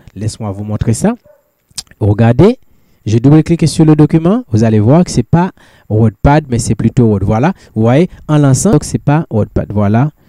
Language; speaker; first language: French; non-native, local second language; Haitian Creole